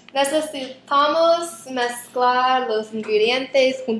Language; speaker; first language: Spanish; non-native, learner; English